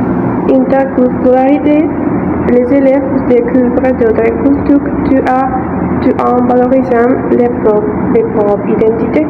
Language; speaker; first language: French; non-native, fluent; Spanish